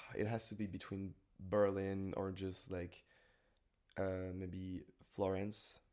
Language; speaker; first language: English; non-native, fluent; French